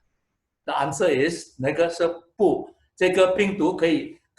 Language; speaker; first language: Chinese; non-native, local second language; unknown